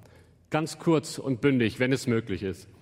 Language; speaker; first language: German; native; German